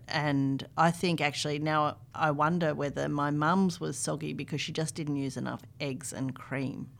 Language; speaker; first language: English; native; English